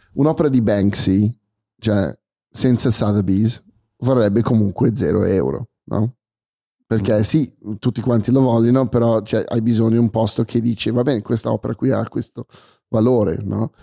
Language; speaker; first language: Italian; non-native, fluent; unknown